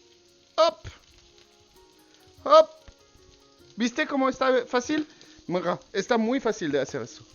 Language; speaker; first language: Spanish; non-native, learner; French